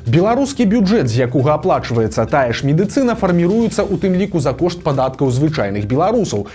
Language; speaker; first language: Belarusian; native; Belarusian